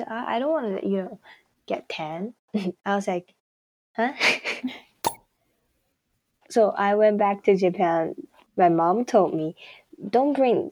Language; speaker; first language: English; non-native, fluent; Chinese